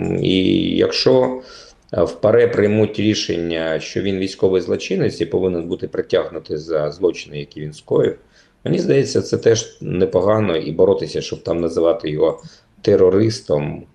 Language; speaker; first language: Ukrainian; native; Ukrainian